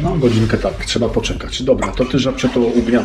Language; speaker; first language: Polish; native; Polish